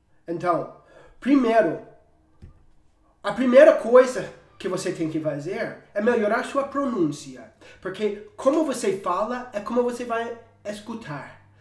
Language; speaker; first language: Portuguese; non-native, fluent; English